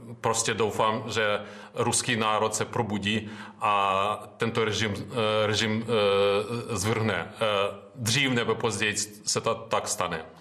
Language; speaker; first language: Czech; non-native, fluent; Ukrainian